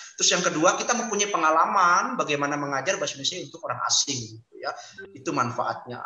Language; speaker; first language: Indonesian; native; Indonesian